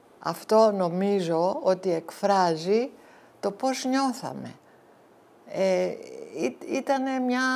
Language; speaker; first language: Greek; early bilingual, heritage; Greek